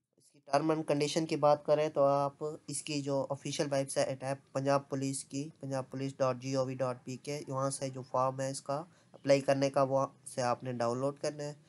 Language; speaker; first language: Urdu; non-native, local second language; Punjabi